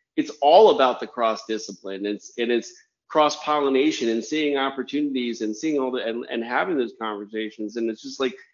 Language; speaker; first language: English; native; English